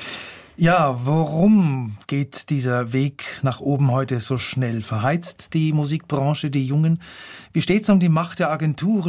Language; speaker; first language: German; native; German